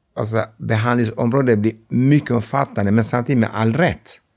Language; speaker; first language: Swedish; non-native, fluent; Arabic